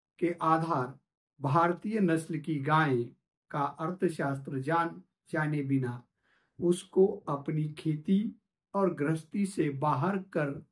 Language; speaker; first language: Hindi; non-native, local second language; Marathi